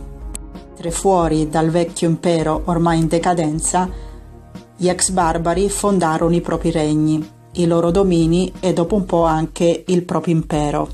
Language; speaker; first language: Italian; native; Italian